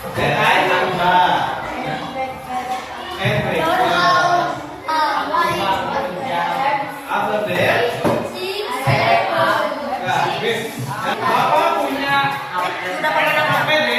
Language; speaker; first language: English; non-native, learner; Indonesian